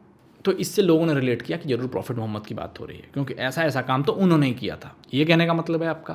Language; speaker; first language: Hindi; native; Hindi